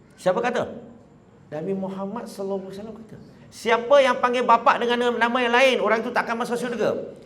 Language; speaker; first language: Malay; non-native, local second language; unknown